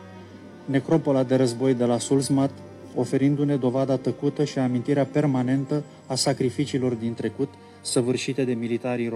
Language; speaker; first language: Romanian; native; Romanian